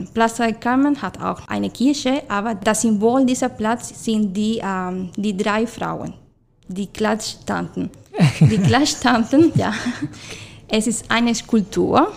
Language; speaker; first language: German; non-native, fluent; Spanish